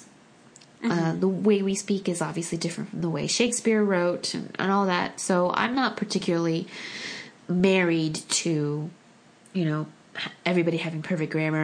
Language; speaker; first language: English; early bilingual, other home language; Korean